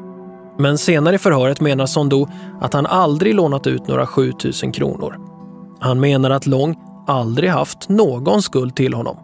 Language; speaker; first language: Swedish; native; Swedish